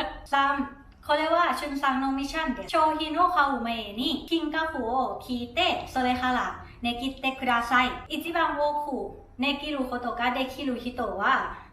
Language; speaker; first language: Japanese; non-native, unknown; Thai